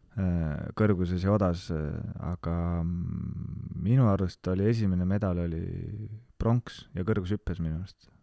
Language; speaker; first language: Estonian; native; Estonian